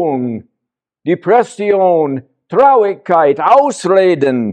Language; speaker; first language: German; non-native, learner; English